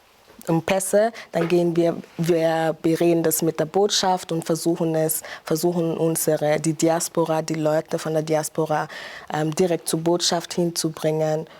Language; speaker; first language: German; non-native, fluent; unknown